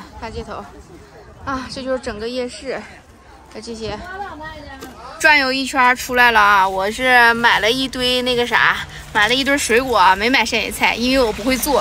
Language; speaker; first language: Chinese; native; Chinese